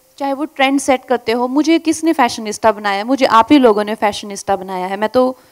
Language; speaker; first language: Hindi; native; Hindi